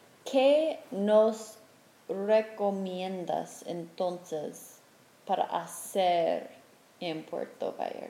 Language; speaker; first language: Spanish; non-native, fluent; English